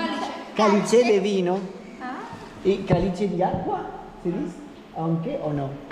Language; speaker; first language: Italian; non-native, learner; French